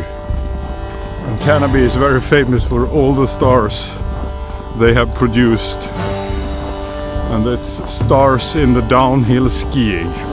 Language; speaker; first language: English; non-native, fluent; Swedish